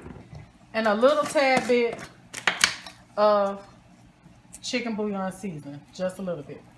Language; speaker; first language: English; native; English